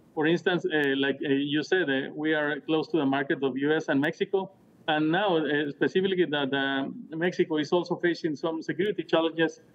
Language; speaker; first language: English; non-native, fluent; Spanish